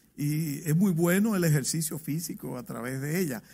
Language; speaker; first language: Spanish; native; Spanish